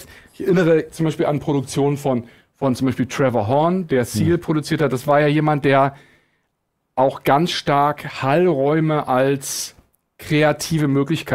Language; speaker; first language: German; native; German